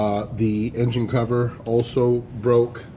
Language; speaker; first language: English; native; English